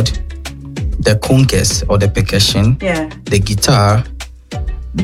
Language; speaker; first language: English; non-native, local second language; Akan